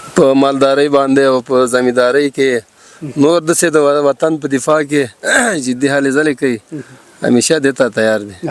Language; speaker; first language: Pashto; non-native, local second language; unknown